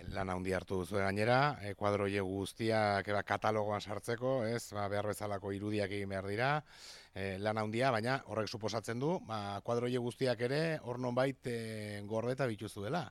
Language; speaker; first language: Basque; native; Basque